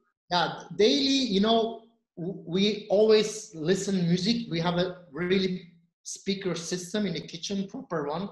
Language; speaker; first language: English; non-native, fluent; Turkish